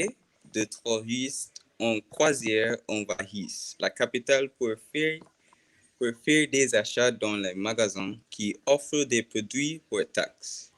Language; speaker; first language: French; non-native, learner; English